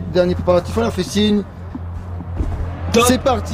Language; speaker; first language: French; native; French